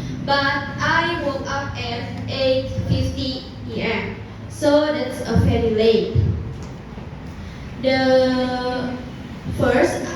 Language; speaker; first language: English; non-native, learner; Indonesian